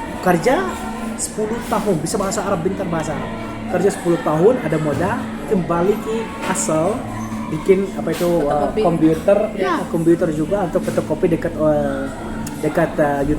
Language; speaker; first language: Indonesian; non-native, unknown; Arabic